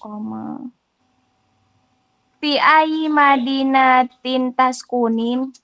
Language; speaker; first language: Arabic; non-native, learner; Indonesian